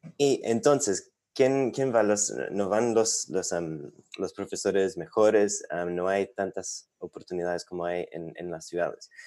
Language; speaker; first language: Spanish; non-native, fluent; English